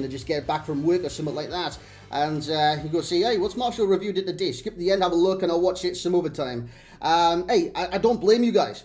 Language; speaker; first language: English; native; English